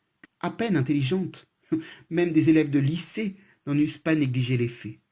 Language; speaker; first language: French; native; French